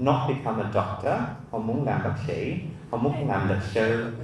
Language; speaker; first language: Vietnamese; early bilingual, heritage; Vietnamese